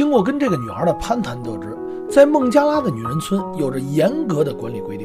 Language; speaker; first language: Chinese; native; Chinese